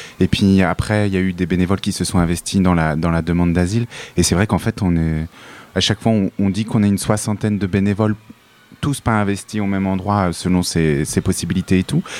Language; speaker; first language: French; native; French